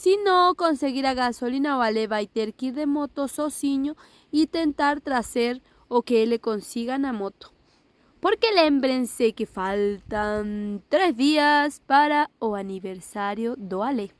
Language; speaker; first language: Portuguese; non-native, learner; Spanish